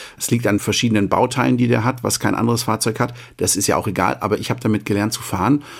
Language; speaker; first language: German; native; German